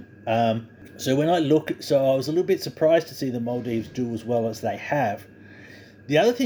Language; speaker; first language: English; native; English